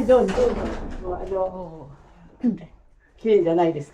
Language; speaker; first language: Japanese; native; Japanese